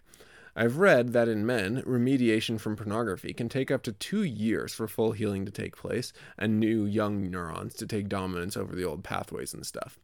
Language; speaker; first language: English; native; English